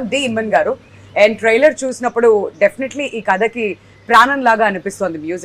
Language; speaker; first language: Telugu; native; Telugu